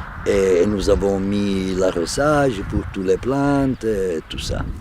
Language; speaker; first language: French; non-native, fluent; Italian